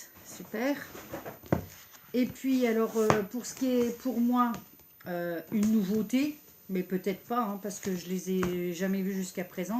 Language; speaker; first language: French; native; French